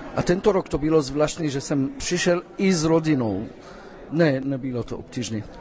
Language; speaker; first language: Czech; non-native, fluent; Arabic